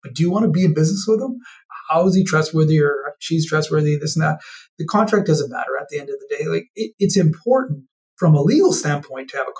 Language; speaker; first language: English; native; English